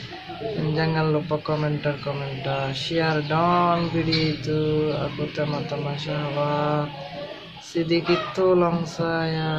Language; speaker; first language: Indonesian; non-native, learner; Bangla